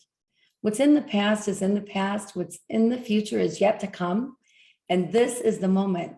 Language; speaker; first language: English; native; English